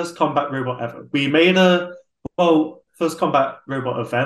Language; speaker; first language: English; native; English